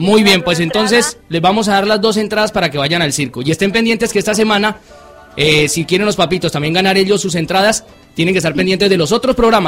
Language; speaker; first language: Spanish; native; Spanish